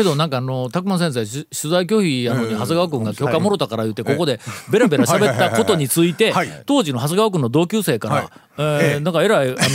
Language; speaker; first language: Japanese; native; Japanese